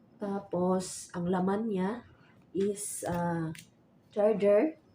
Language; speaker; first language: Filipino; non-native, local second language; Cebuano